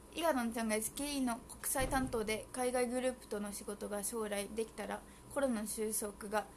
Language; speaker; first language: Japanese; early bilingual, heritage; Japanese